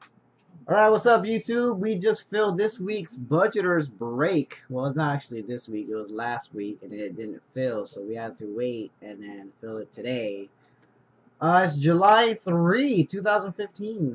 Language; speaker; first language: English; native; English